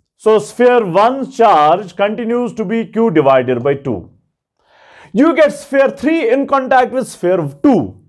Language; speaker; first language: English; non-native, local second language; Kashmiri